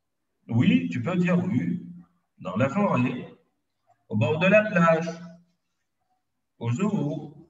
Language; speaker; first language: French; non-native, local second language; Arabic